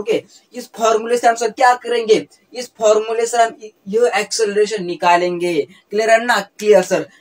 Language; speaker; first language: Hindi; non-native, local second language; Marathi